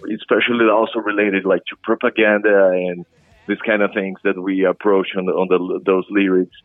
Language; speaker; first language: English; non-native, fluent; Portuguese